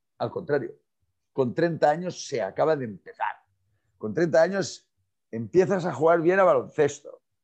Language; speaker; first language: Spanish; non-native, local second language; Catalan